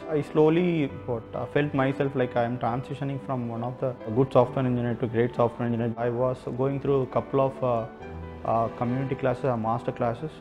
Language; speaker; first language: English; non-native, local second language; Tamil